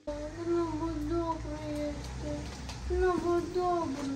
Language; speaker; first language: Polish; native; Polish